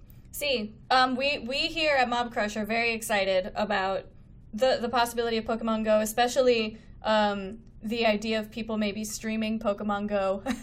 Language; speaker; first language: English; native; English